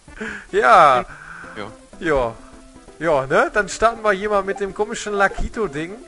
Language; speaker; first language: German; native; German